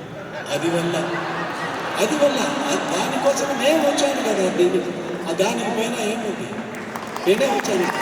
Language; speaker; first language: Telugu; non-native, fluent; Tamil